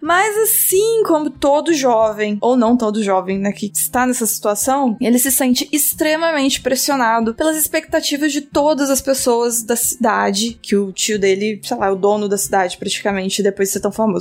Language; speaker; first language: Portuguese; native; Portuguese